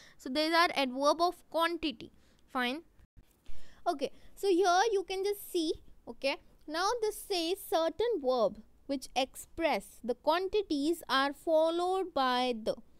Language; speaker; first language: English; non-native, local second language; Hindi